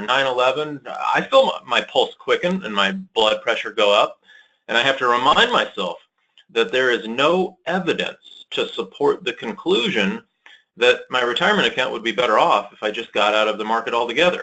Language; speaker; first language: English; native; English